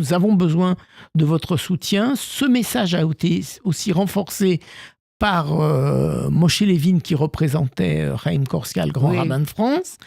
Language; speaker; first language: French; native; French